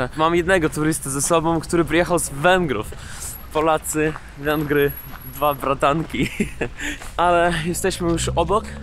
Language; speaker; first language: Polish; non-native, learner; Russian